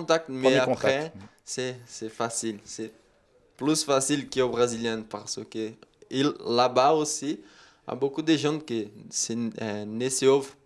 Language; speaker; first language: French; non-native, learner; Portuguese